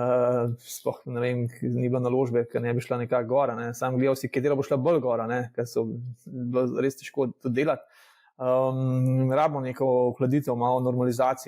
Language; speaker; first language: Slovenian; native; Slovenian